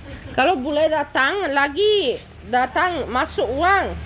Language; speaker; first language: Indonesian; non-native, local second language; Balinese